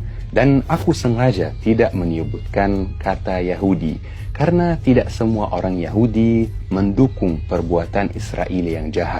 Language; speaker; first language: Indonesian; non-native, fluent; Arabic